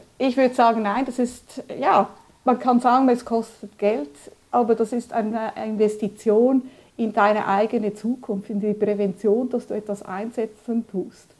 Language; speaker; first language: German; early bilingual, other home language; Spanish